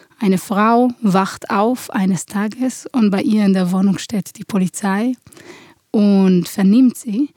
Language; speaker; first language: German; non-native, fluent; Hebrew